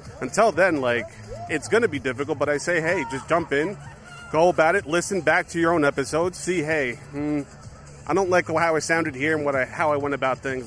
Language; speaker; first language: English; native; English